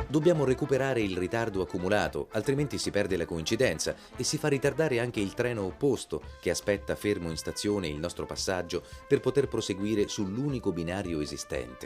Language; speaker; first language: Italian; native; Italian